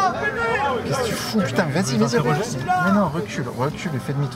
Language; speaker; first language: French; native; French